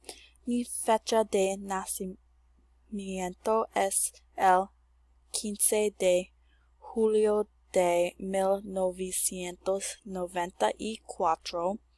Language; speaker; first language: Spanish; non-native, learner; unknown